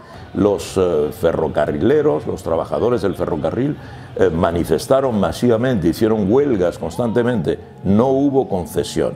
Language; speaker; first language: Spanish; native; Spanish